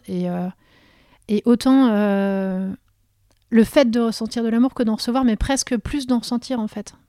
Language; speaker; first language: French; native; French